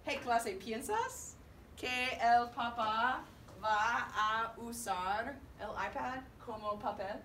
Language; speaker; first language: Spanish; non-native, fluent; English